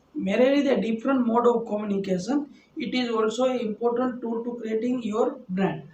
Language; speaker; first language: English; non-native, local second language; Gujarati